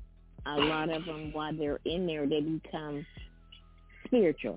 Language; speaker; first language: English; native; English